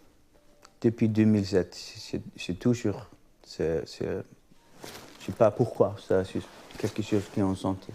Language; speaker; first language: French; non-native, learner; Icelandic